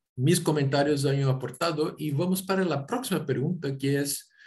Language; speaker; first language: Spanish; non-native, fluent; Portuguese